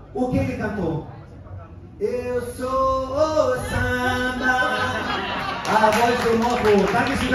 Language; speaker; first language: Portuguese; non-native, fluent; German